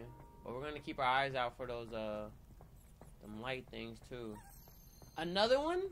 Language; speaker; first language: English; native; English